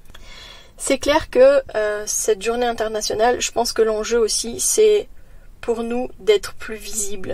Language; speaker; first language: French; native; French